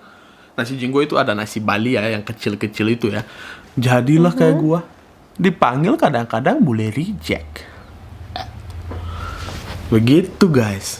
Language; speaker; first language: Indonesian; non-native, fluent; Russian